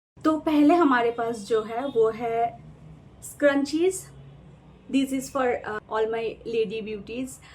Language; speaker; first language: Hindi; non-native, local second language; Bangla